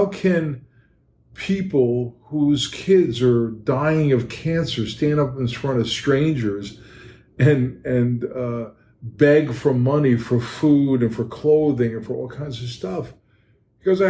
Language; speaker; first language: English; native; English